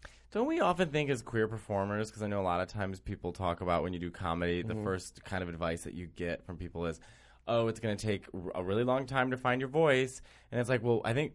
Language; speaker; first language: English; native; English